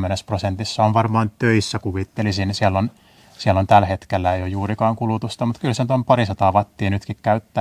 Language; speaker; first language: Finnish; native; Finnish